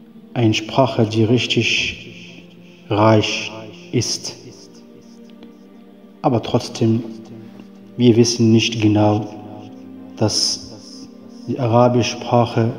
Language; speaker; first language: German; non-native, fluent; Arabic